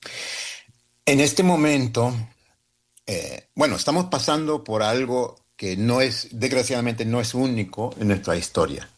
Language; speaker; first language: Spanish; early bilingual, heritage; Spanish